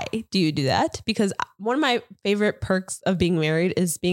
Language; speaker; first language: English; early bilingual, other home language; Spanish